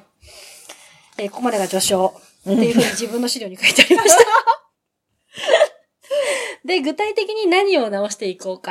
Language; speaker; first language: Japanese; native; Japanese